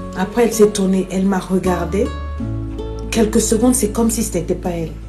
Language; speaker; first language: French; non-native, local second language; Lingala